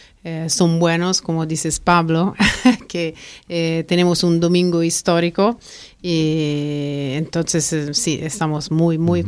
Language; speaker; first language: Spanish; non-native, fluent; Italian